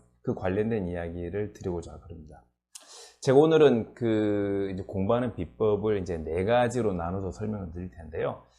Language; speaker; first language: Korean; native; Korean